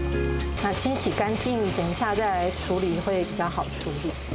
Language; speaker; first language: Chinese; native; Chinese